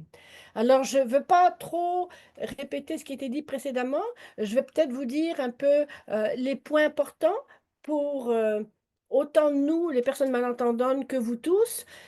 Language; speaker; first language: French; native; French